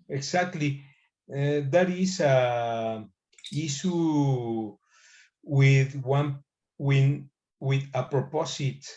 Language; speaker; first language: English; non-native, learner; Spanish